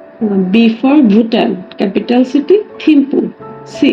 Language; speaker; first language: English; non-native, learner; Bangla